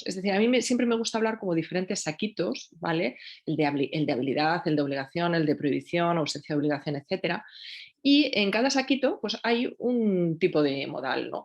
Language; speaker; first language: Spanish; native; Spanish